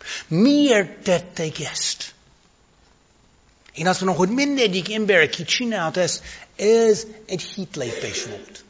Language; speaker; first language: Hungarian; non-native, fluent; English